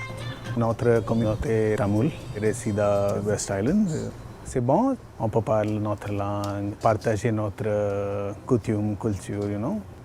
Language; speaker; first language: French; non-native, learner; Tamil